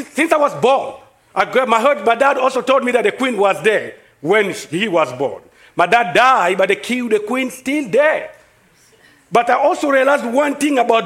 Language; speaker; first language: English; non-native, fluent; French